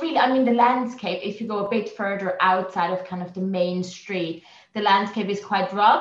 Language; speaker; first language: English; non-native, fluent; German